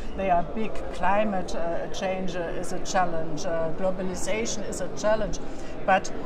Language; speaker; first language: English; non-native, learner; German